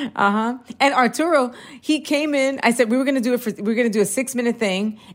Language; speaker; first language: English; early bilingual, heritage; Spanish